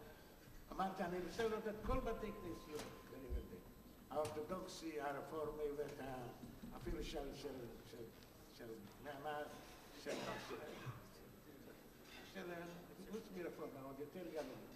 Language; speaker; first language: Hebrew; non-native, fluent; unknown